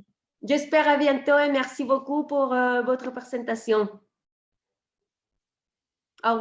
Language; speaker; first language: French; non-native, fluent; Spanish